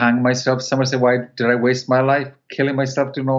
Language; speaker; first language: English; native; English